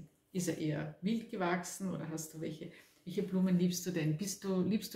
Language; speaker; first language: German; native; German